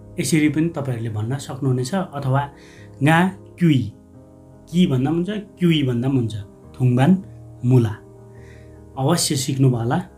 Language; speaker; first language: Nepali; non-native, local second language; Eastern Tamang